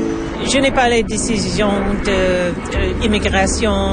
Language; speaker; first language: French; non-native, learner; English